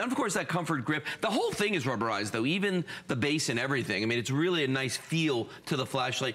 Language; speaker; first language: English; native; English